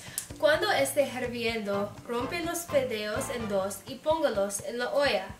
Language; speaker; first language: Spanish; non-native, learner; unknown